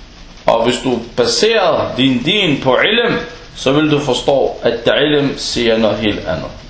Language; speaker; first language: Danish; non-native, local second language; Arabic